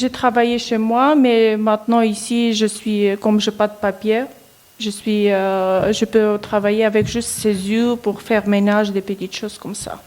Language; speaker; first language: French; non-native, learner; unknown